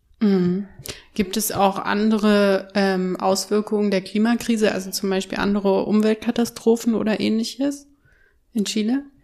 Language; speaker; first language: German; native; German